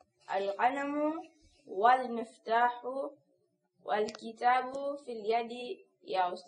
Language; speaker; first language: Arabic; non-native, learner; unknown